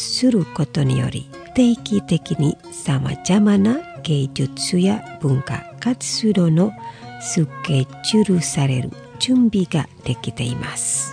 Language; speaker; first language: Japanese; non-native, fluent; Indonesian